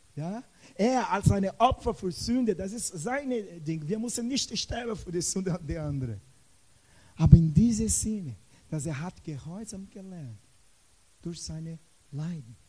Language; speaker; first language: German; non-native, fluent; Portuguese